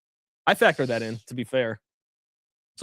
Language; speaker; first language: English; native; English